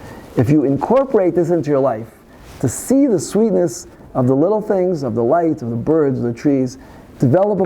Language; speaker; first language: English; native; English